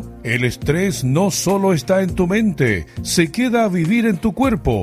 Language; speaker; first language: Spanish; native; Spanish